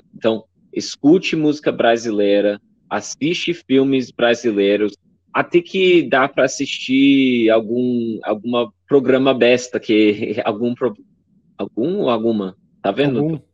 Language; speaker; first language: Portuguese; non-native, fluent; English